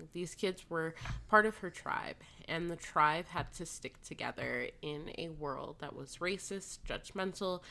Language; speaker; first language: English; native; English